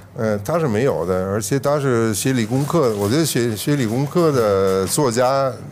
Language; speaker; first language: Chinese; non-native, fluent; Italian